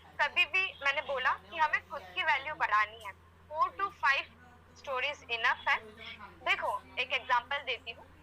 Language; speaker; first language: Hindi; non-native, local second language; Gujarati